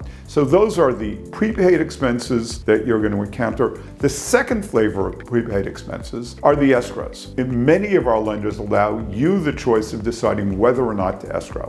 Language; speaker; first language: English; native; English